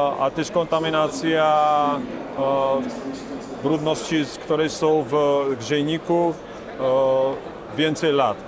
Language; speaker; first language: Polish; non-native, learner; Slovak